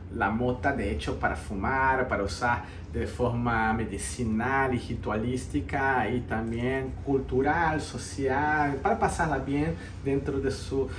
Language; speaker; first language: Spanish; early bilingual, heritage; Spanish